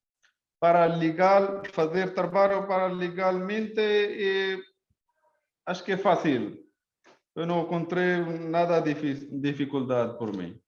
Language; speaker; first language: Portuguese; non-native, learner; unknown